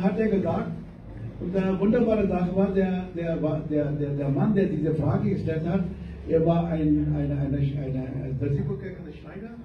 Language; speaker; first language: German; non-native, fluent; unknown